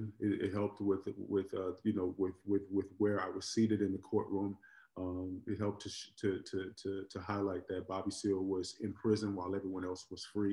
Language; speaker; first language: English; native; English